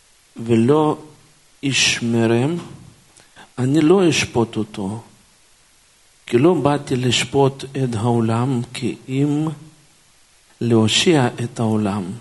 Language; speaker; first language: Hebrew; non-native, fluent; Russian